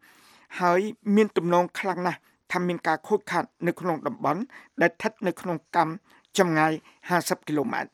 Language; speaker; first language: Khmer; native; Khmer